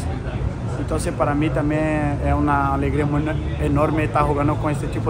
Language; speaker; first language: Spanish; non-native, learner; Portuguese